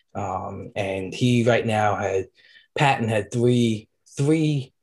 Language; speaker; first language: English; native; English